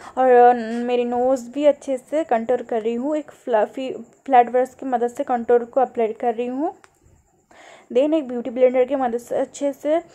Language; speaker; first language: Hindi; non-native, local second language; Bangla